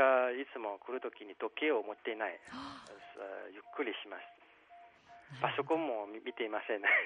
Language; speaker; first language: Japanese; non-native, fluent; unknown